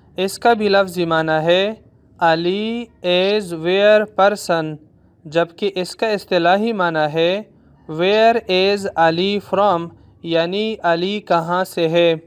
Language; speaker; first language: Urdu; non-native, local second language; Pashto